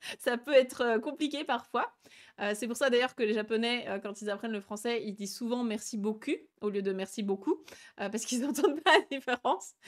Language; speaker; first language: French; native; French